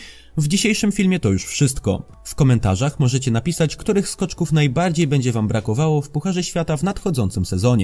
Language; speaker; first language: Polish; native; Polish